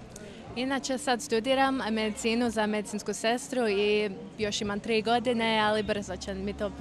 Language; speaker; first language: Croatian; early bilingual, heritage; Croatian